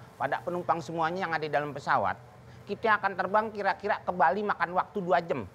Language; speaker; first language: Indonesian; native; Indonesian